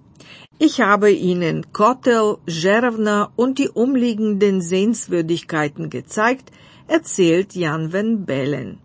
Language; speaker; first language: German; non-native, fluent; Bulgarian